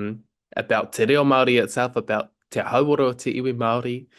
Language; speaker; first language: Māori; non-native, local second language; English